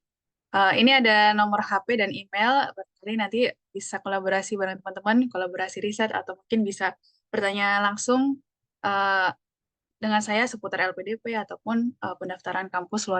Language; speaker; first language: Indonesian; native; Indonesian